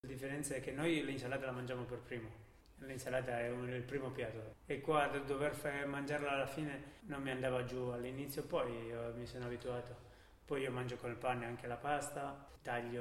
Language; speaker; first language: Italian; non-native, fluent; English